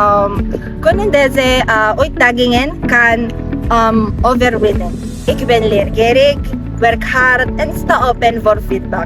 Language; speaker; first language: Dutch; non-native, learner; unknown